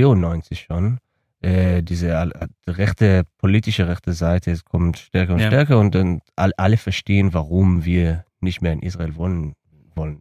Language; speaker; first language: German; non-native, learner; Hebrew